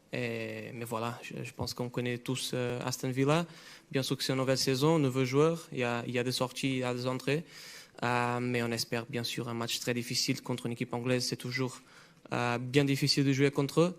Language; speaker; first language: French; non-native, fluent; Portuguese